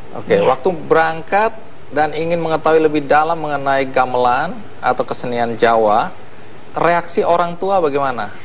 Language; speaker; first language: Indonesian; native; Indonesian